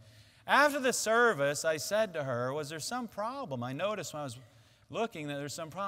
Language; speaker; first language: English; native; English